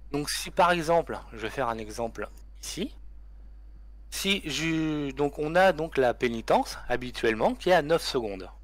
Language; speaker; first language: French; native; French